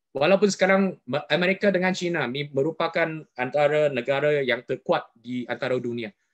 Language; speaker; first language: Malay; non-native, local second language; Chinese